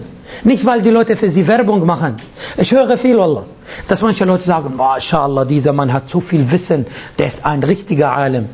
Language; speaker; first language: German; non-native, fluent; Arabic